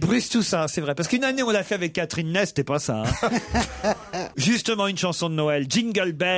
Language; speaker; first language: French; native; French